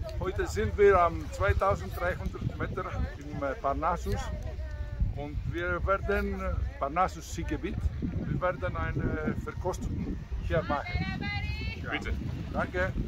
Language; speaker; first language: German; non-native, learner; French